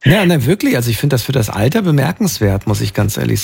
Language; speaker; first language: German; native; German